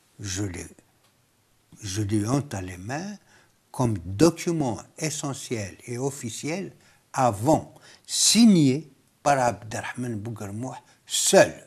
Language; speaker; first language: French; non-native, local second language; Kabyle